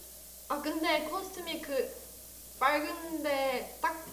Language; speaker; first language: Korean; early bilingual, heritage; Korean